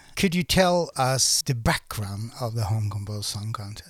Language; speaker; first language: English; non-native, fluent; Norwegian